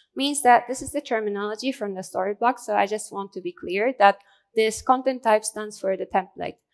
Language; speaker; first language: English; non-native, fluent; Japanese